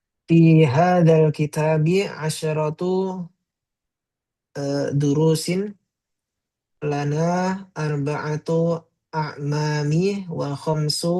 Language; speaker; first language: Arabic; non-native, learner; Indonesian